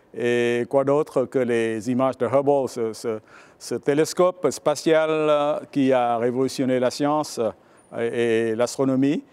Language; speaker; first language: French; early bilingual, other home language; Vietnamese